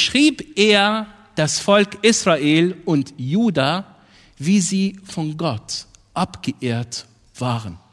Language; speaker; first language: German; non-native, fluent; Arabic